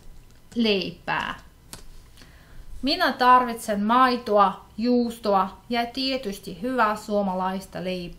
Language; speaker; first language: Finnish; non-native, fluent; Russian